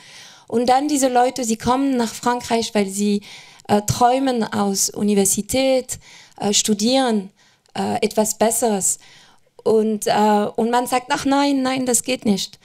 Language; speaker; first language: German; non-native, fluent; French